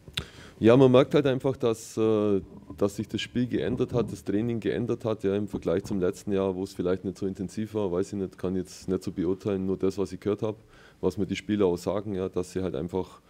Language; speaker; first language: German; native; German